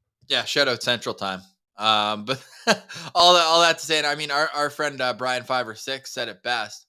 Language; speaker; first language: English; native; English